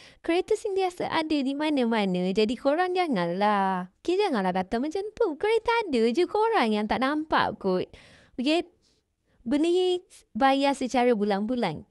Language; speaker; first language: Malay; native; Malay